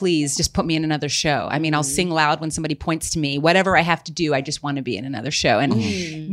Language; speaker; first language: English; native; English